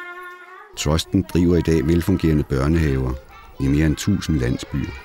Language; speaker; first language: Danish; native; Danish